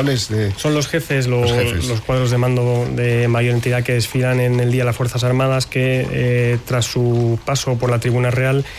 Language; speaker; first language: Spanish; native; Spanish